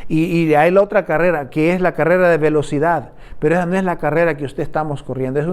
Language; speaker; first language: Spanish; native; Spanish